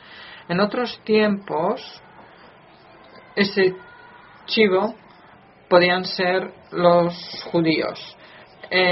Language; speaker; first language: Spanish; non-native, fluent; Polish